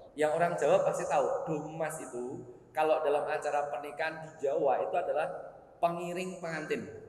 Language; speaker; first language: Indonesian; native; Indonesian